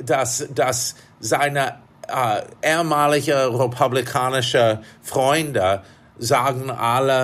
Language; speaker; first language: German; non-native, fluent; English